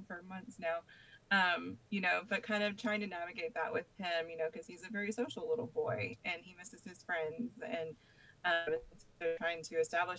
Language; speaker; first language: English; native; English